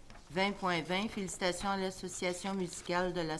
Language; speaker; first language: French; native; French